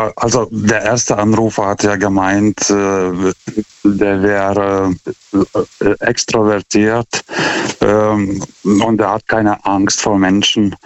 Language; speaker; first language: German; non-native, fluent; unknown